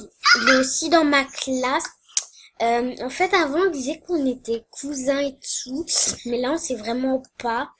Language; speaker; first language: French; native; French